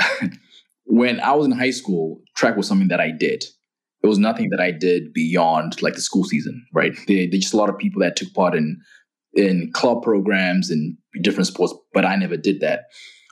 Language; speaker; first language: English; non-native, local second language; Shona